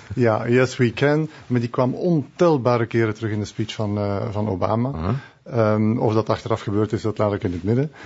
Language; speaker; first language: Dutch; native; Dutch